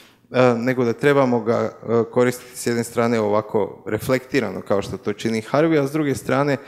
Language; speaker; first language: Croatian; native; Croatian